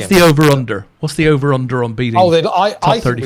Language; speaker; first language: English; native; English